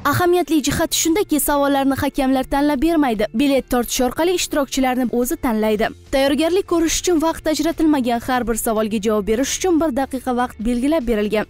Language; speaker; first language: Uzbek; native; Uzbek